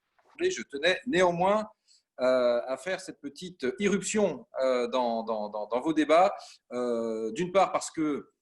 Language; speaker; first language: French; native; French